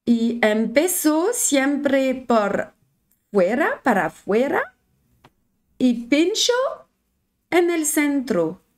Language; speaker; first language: Spanish; non-native, learner; French